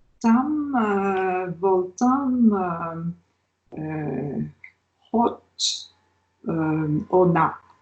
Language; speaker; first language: Hungarian; non-native, learner; French